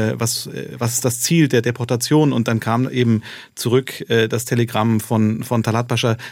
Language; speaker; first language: German; native; German